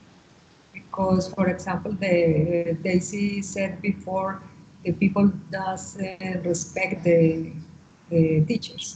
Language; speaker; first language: English; non-native, learner; Spanish